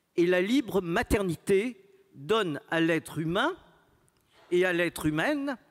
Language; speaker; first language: French; native; French